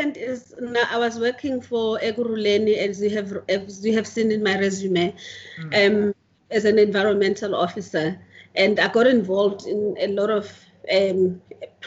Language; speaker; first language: English; non-native, local second language; Zulu